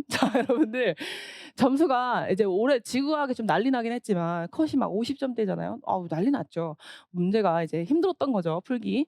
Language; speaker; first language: Korean; native; Korean